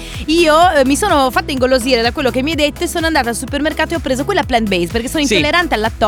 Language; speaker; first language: Italian; native; Italian